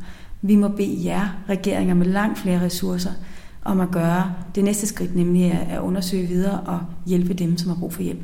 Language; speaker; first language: Danish; native; Danish